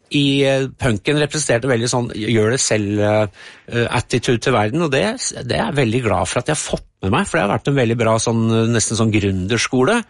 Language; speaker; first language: Norwegian; early bilingual, other home language; English